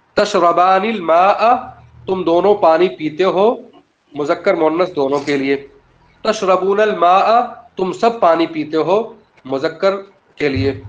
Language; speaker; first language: Urdu; native; Urdu